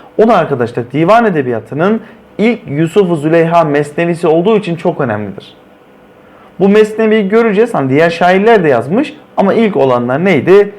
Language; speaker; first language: Turkish; native; Turkish